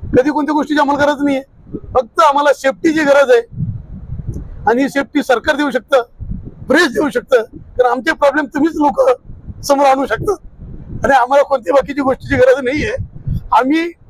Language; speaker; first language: Marathi; non-native, local second language; Marwari